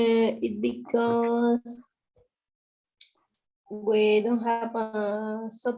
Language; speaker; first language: English; non-native, learner; Spanish